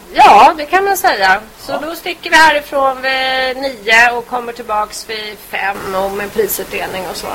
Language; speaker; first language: Swedish; native; Swedish